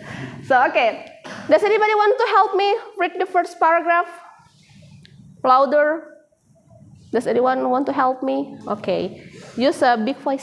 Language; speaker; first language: English; non-native, fluent; Indonesian